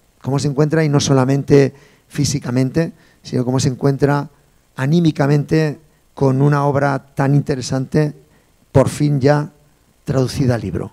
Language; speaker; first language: Spanish; native; Spanish